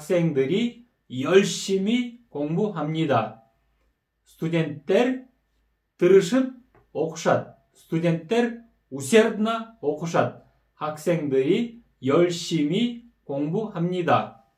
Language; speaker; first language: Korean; non-native, fluent; Kyrgyz